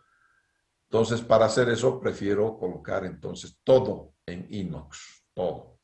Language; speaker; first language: Spanish; native; Spanish